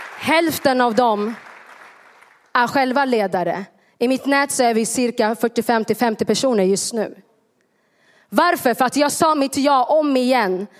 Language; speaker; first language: Swedish; early bilingual, other home language; Tigrinya